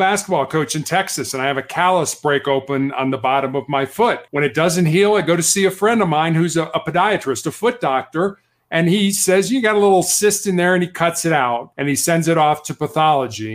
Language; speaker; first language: English; native; English